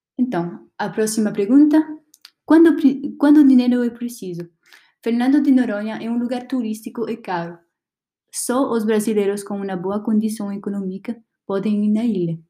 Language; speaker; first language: Portuguese; non-native, learner; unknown